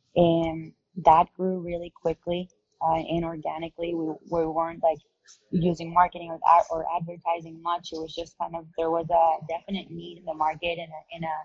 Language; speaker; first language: English; non-native, fluent; Spanish